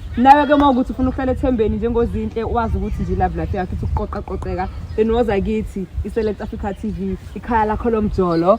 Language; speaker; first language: Zulu; native; Zulu